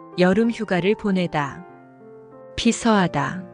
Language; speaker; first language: Korean; native; Korean